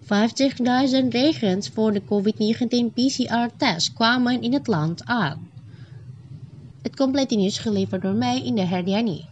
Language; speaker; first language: Dutch; non-native, fluent; Indonesian